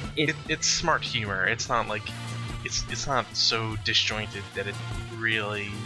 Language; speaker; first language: English; native; English